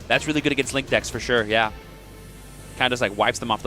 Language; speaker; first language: English; native; English